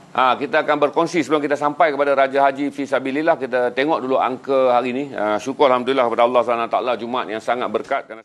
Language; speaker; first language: Malay; native; Malay